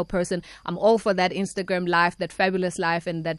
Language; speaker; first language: English; non-native, local second language; Zulu